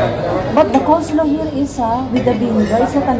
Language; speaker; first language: English; non-native, local second language; Filipino